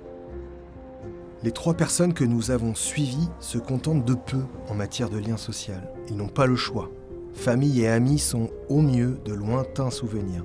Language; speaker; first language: French; native; French